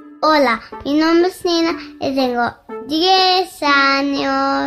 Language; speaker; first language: Spanish; early bilingual, heritage; Spanish